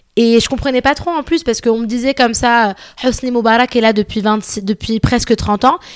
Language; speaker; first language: French; early bilingual, other home language; Arabic